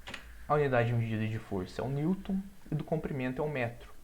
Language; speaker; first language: Portuguese; native; Portuguese